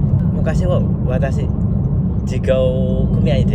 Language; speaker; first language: Japanese; non-native, learner; Indonesian